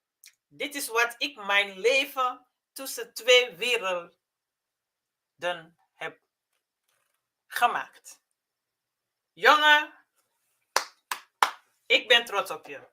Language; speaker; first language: Dutch; non-native, fluent; Mandingo